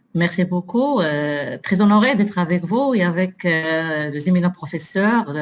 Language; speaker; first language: French; non-native, local second language; Arabic